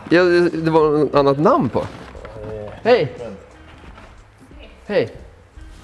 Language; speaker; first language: Swedish; native; Swedish